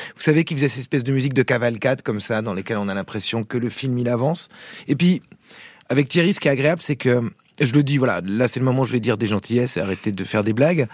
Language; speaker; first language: French; native; French